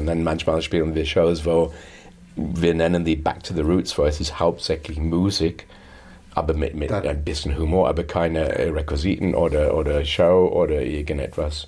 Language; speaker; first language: German; non-native, fluent; English